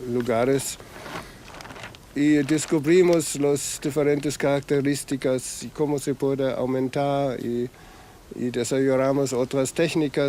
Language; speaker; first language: Spanish; non-native, fluent; German